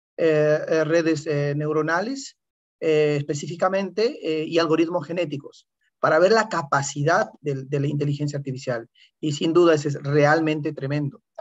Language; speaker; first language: Spanish; native; Spanish